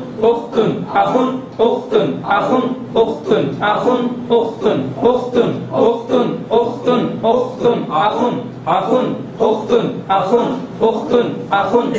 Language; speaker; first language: Arabic; non-native, learner; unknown